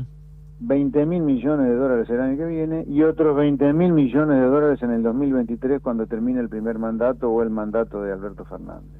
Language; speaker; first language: Spanish; native; Spanish